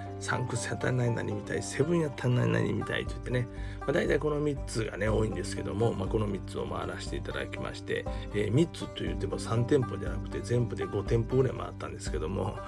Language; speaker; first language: Japanese; native; Japanese